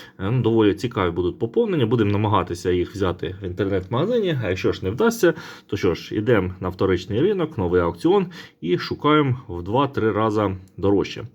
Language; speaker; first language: Ukrainian; non-native, local second language; Russian